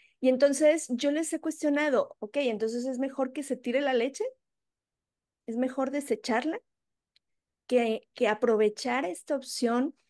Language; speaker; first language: Spanish; native; Spanish